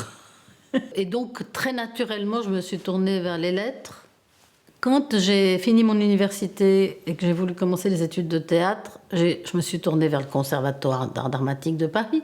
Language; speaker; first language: French; early bilingual, other home language; Italian